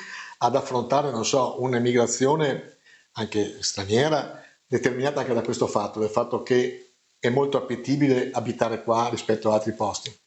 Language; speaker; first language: Italian; native; Italian